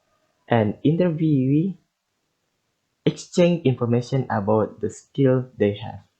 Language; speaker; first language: English; non-native, learner; Indonesian